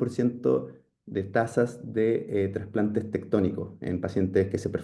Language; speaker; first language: Spanish; native; Spanish